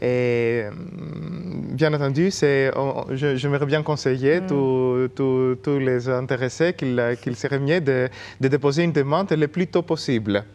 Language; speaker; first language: French; non-native, fluent; Greek